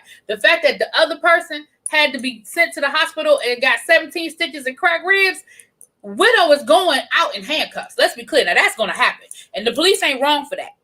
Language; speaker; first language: English; native; English